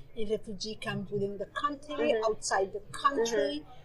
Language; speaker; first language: English; non-native, fluent; Somali